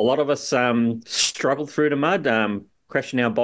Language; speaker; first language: English; native; English